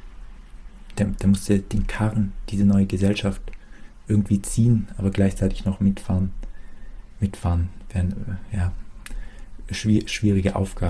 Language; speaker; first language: German; native; German